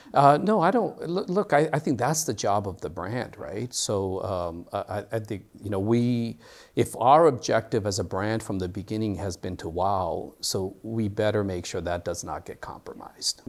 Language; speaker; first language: English; early bilingual, other home language; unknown